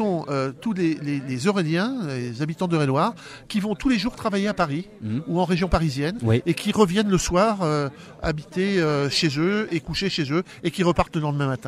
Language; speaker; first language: French; native; French